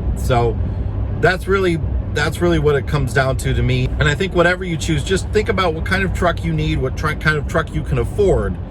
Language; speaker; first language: English; native; English